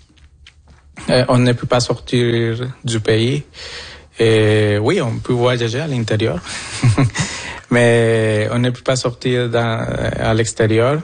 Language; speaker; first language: French; non-native, fluent; Spanish